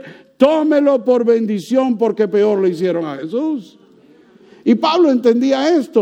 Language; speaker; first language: Spanish; native; Spanish